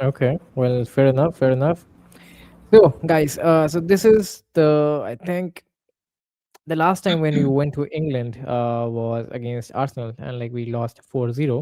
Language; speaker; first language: English; non-native, fluent; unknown